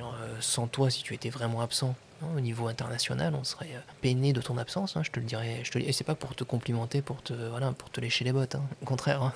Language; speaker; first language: French; native; French